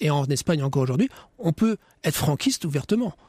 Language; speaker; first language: French; native; French